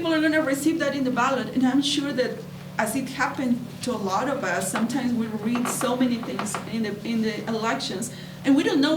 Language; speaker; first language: English; non-native, fluent; Spanish